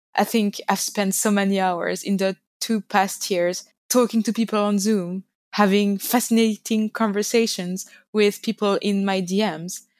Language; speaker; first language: English; non-native, fluent; French